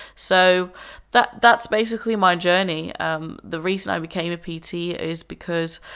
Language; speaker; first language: English; non-native, fluent; Dutch